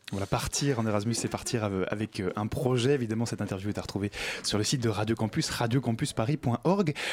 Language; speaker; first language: French; native; French